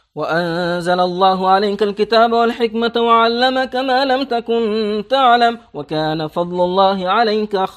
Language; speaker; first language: Arabic; non-native, fluent; Persian